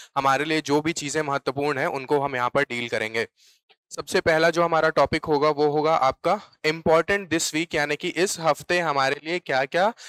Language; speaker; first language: Hindi; native; Hindi